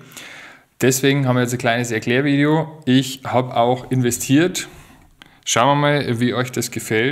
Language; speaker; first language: German; native; German